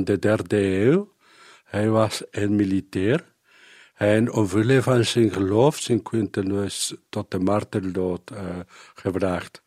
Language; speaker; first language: Dutch; non-native, learner; Spanish